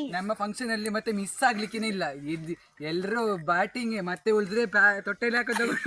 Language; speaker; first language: Kannada; non-native, local second language; Konkani